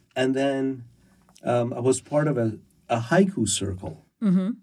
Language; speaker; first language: English; early bilingual, other home language; Persian